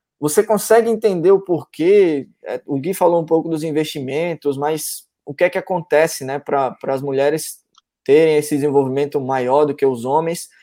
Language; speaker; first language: Portuguese; native; Portuguese